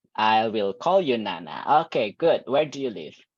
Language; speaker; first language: English; non-native, fluent; Indonesian